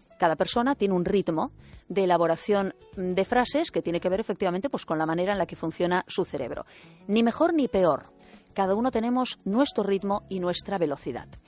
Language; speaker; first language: Spanish; native; Spanish